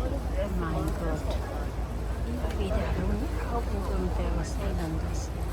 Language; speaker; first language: German; non-native, fluent; Filipino